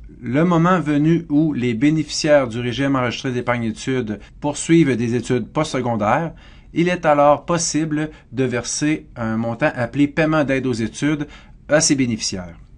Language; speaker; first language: French; native; French